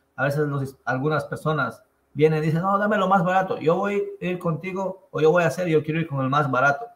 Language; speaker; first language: Spanish; native; Spanish